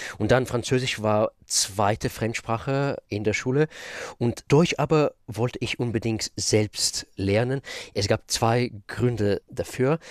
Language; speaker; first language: German; non-native, fluent; Russian